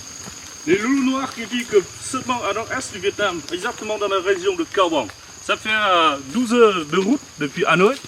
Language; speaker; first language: French; non-native, fluent; Vietnamese